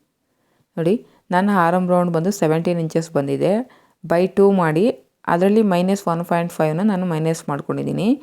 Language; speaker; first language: Kannada; native; Kannada